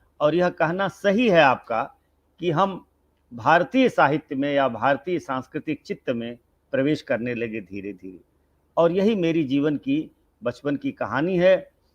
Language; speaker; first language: Hindi; non-native, local second language; Bhojpuri